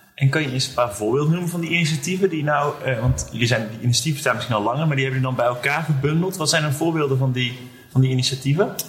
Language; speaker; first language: Dutch; native; Dutch